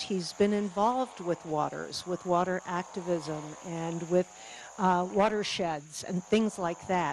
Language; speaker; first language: English; native; English